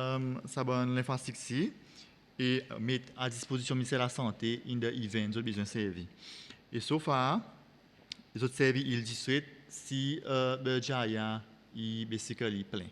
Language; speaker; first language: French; non-native, local second language; Seselwa Creole French